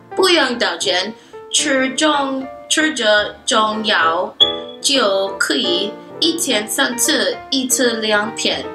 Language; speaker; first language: Chinese; non-native, learner; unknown